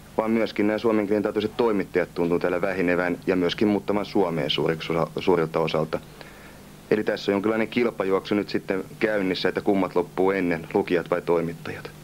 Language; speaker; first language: Finnish; native; Finnish